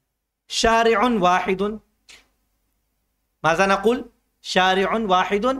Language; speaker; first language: Arabic; non-native, learner; Urdu